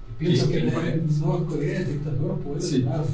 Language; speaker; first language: Spanish; non-native, learner; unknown